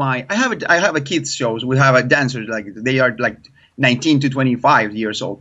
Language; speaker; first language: English; non-native, learner; Spanish